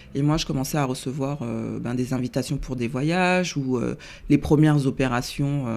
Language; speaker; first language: French; native; French